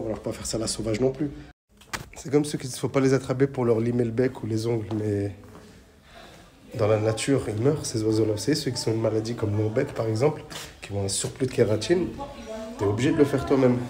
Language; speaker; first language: French; native; French